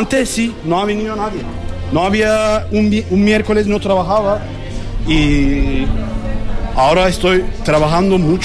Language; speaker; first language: Spanish; non-native, learner; Turkish